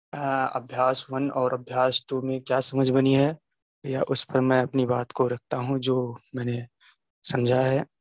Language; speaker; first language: Hindi; native; Hindi